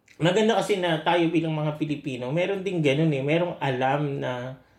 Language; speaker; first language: Filipino; native; Filipino